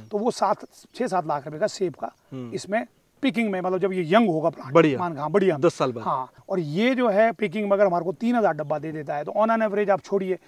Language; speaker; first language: Hindi; native; Hindi